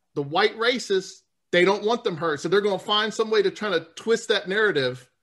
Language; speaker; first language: English; native; English